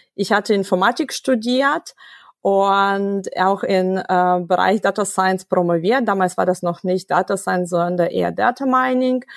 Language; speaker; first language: German; non-native, fluent; Russian